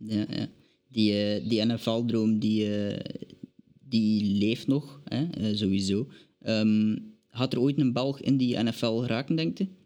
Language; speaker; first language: Dutch; native; Dutch